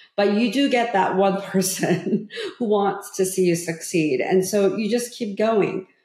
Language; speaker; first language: English; early bilingual, other home language; Korean